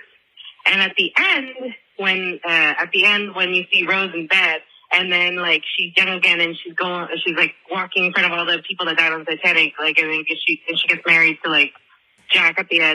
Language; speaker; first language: English; native; English